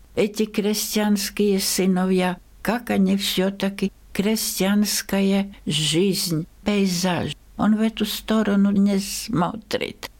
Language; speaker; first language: Russian; non-native, local second language; Latvian